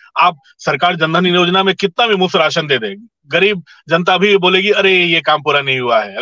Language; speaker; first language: Hindi; native; Hindi